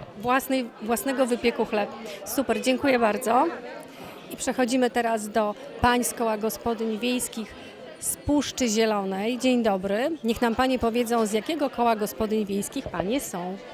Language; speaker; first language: Polish; native; Polish